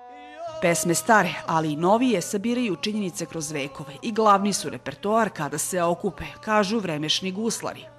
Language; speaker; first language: Serbian; native; Serbian